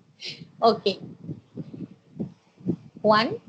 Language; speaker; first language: English; non-native, fluent; Spanish